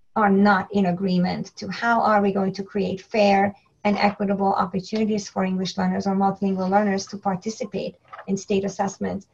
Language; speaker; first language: English; non-native, fluent; Hungarian